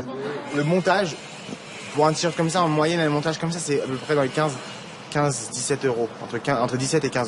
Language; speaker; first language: French; native; French